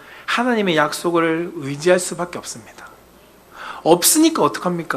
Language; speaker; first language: Korean; native; Korean